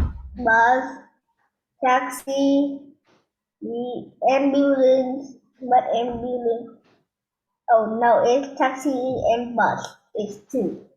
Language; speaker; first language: English; non-native, learner; Vietnamese